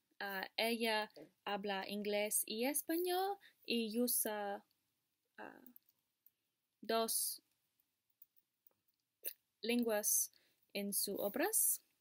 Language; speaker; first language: Spanish; non-native, learner; English